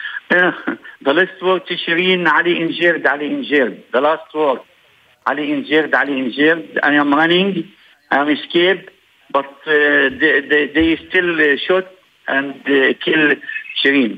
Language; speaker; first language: English; non-native, learner; Arabic